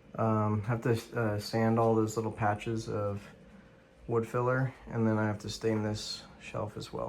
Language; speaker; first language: English; native; English